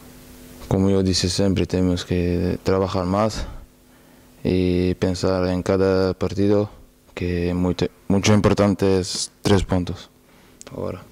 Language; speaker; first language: Spanish; non-native, learner; Portuguese